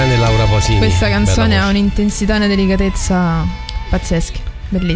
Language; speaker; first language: Italian; native; Italian